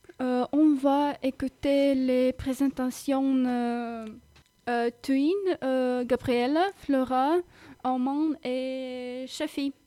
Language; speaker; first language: French; non-native, learner; Russian